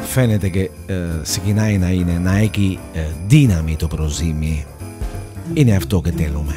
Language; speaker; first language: Greek; non-native, learner; Italian